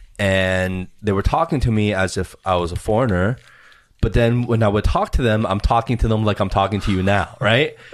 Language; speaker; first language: English; early bilingual, other home language; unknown